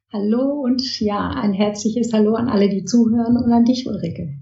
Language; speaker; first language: German; early bilingual, heritage; German